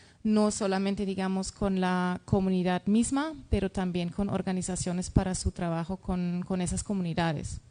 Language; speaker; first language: Spanish; non-native, fluent; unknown